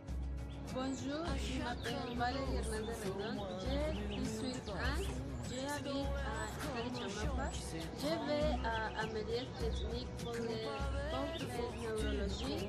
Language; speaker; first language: French; non-native, learner; Spanish